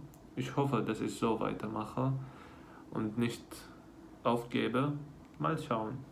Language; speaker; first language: German; non-native, fluent; Arabic